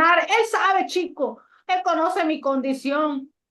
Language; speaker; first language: Spanish; native; Spanish